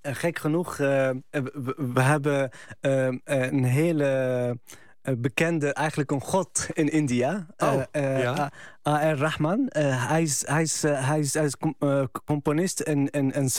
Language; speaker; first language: Dutch; non-native, fluent; Arabic